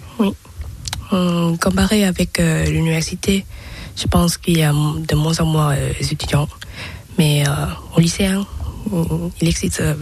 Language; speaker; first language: French; non-native, learner; Thai